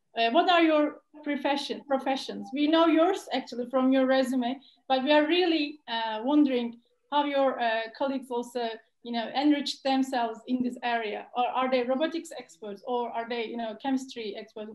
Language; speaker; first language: English; non-native, fluent; Turkish